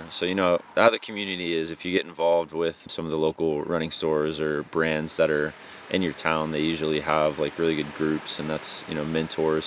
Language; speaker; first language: English; native; English